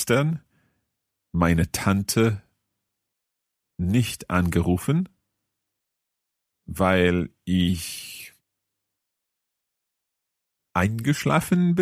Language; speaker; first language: German; non-native, learner; English